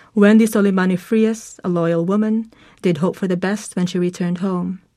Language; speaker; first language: English; non-native, local second language; Filipino